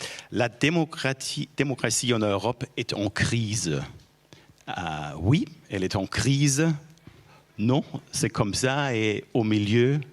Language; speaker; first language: French; non-native, fluent; German